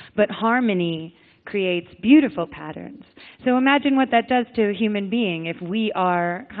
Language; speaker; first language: English; native; English